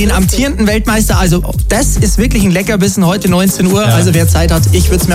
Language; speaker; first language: German; native; German